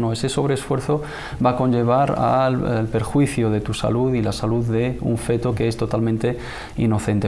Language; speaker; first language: Spanish; native; Spanish